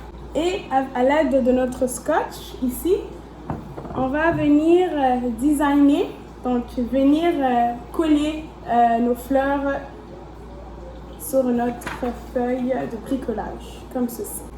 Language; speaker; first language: French; native; French